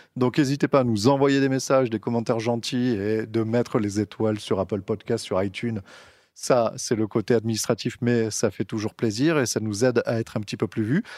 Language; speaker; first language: French; native; French